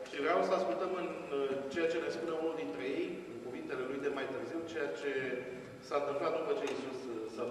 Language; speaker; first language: Romanian; native; Romanian